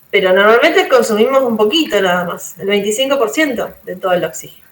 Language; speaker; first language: Spanish; native; Spanish